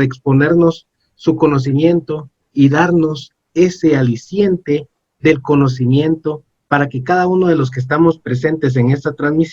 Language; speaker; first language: Spanish; native; Spanish